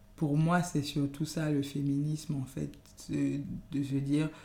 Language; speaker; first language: French; non-native, local second language; Yoruba